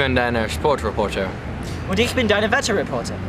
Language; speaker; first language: German; non-native, learner; English